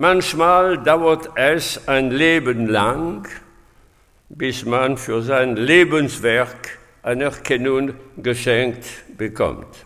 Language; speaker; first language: German; non-native, fluent; French